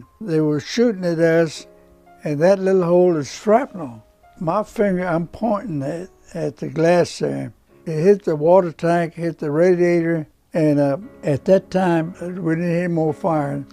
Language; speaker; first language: English; non-native, local second language; Spanish